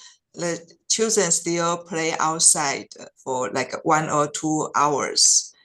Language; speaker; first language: English; non-native, fluent; Chinese